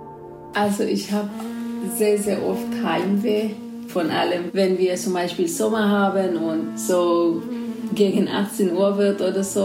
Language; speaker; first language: German; non-native, fluent; Kurdish